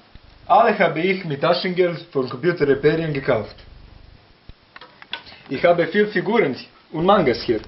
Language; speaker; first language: German; non-native, learner; Serbian